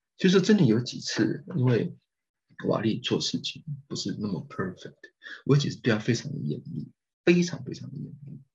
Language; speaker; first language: Chinese; native; Chinese